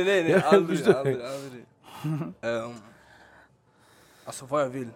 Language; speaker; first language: Swedish; early bilingual, other home language; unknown